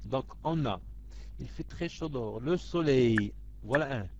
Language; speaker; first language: French; non-native, local second language; Arabic